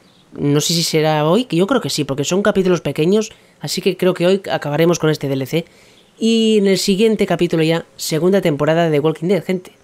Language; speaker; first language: Spanish; native; Spanish